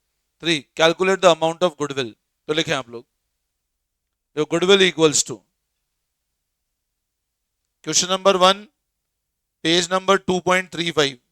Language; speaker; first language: Hindi; native; Hindi